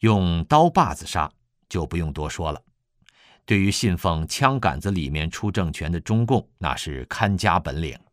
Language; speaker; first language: Chinese; native; Chinese